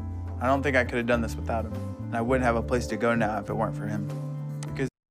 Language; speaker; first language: English; native; English